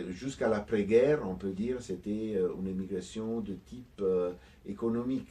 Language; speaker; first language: French; non-native, fluent; Italian